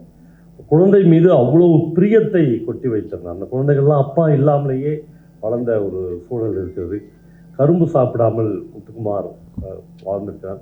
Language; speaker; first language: Tamil; native; Tamil